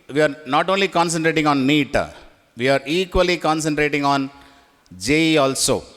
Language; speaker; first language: English; non-native, local second language; Tamil